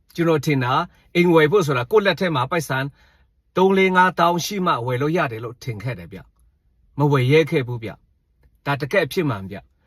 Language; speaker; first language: Burmese; non-native, local second language; Shan